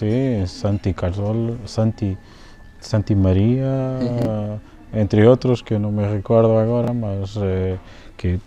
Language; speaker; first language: Spanish; non-native, learner; Portuguese